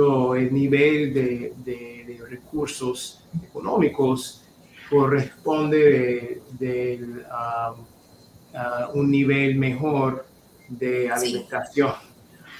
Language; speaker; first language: Spanish; non-native, fluent; English